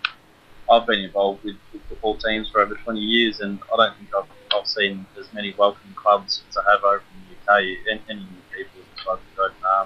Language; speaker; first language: English; native; English